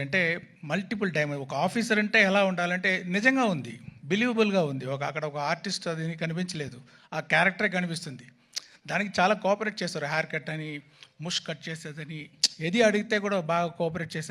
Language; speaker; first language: Telugu; non-native, fluent; Tamil